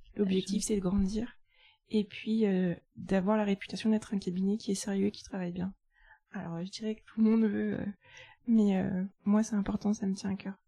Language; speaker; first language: French; native; French